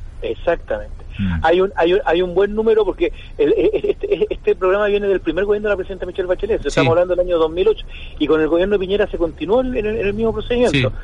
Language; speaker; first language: Spanish; native; Spanish